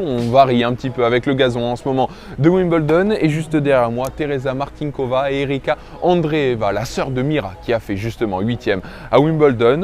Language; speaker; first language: French; native; French